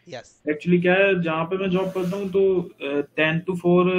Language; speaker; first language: Hindi; native; Hindi